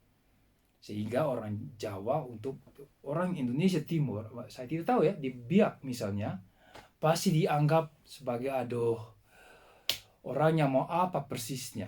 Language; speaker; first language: Indonesian; non-native, fluent; Dutch